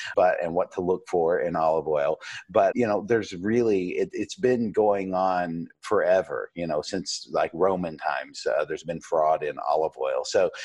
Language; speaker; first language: English; native; English